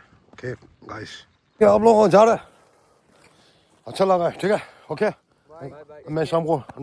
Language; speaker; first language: Hindi; non-native, local second language; Tibetan